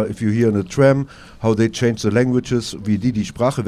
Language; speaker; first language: German; native; German